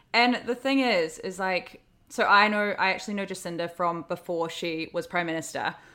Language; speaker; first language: English; native; English